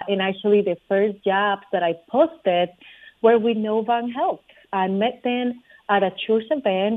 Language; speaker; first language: English; non-native, fluent; Spanish